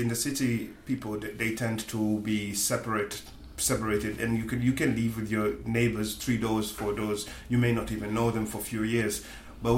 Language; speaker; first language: English; non-native, local second language; Swahili